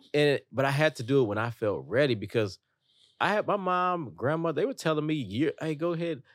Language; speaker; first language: English; native; English